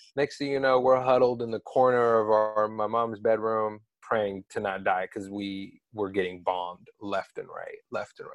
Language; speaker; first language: English; early bilingual, other home language; Arabic